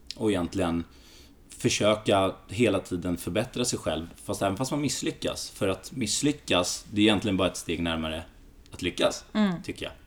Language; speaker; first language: Swedish; early bilingual, other home language; Greek